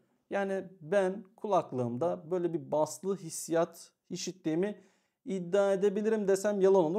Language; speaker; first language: Turkish; native; Turkish